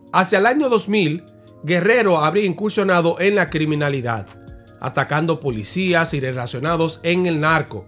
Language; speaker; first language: Spanish; native; Spanish